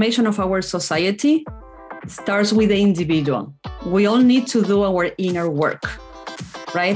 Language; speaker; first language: English; non-native, fluent; Spanish